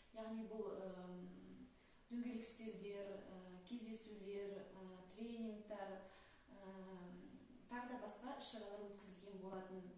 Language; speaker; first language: Kazakh; native; Kazakh